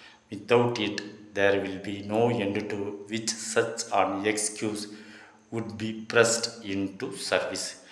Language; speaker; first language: English; non-native, local second language; Tamil